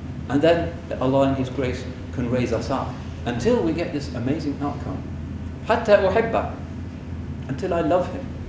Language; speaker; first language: English; native; English